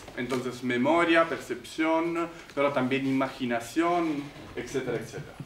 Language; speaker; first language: Spanish; non-native, fluent; Italian